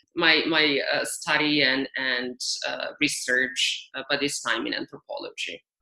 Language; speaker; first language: English; non-native, fluent; Serbian